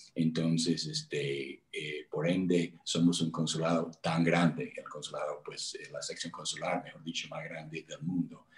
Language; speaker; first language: Spanish; non-native, fluent; English